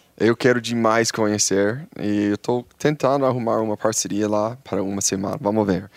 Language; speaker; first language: Portuguese; non-native, fluent; English